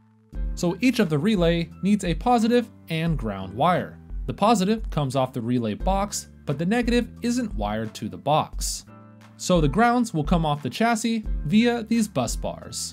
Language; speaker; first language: English; native; English